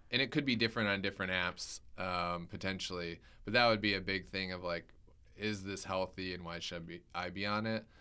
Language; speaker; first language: English; native; English